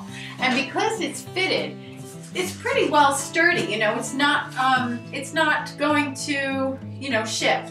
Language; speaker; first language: English; native; English